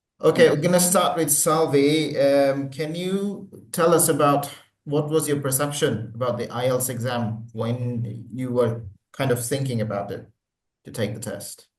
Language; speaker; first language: English; non-native, local second language; Bangla